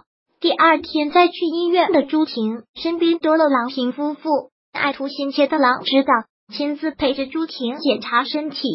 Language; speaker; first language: Chinese; native; Chinese